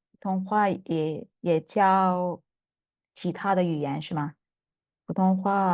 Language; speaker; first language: Chinese; non-native, learner; English